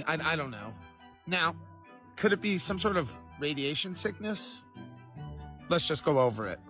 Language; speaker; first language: English; native; English